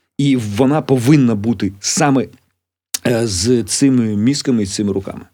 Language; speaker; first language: Ukrainian; native; Ukrainian